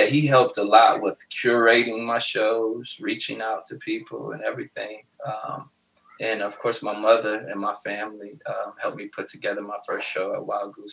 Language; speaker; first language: English; native; English